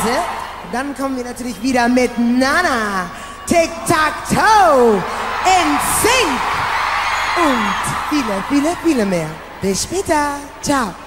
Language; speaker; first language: German; non-native, learner; English